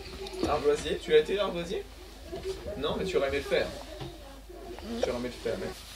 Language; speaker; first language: French; native; French